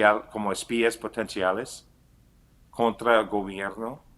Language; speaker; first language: Spanish; non-native, fluent; English